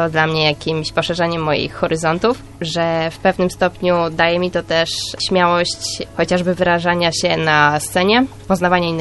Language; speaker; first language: Polish; native; Polish